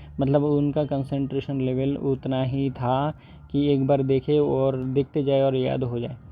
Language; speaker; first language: Hindi; non-native, local second language; Bangla